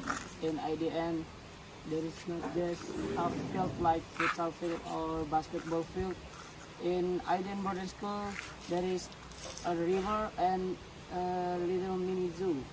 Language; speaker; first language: English; non-native, learner; Indonesian